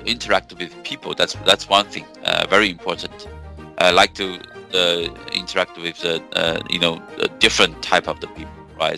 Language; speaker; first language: English; non-native, fluent; Chinese